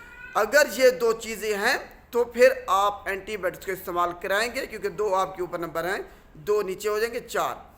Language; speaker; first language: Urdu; non-native, local second language; Punjabi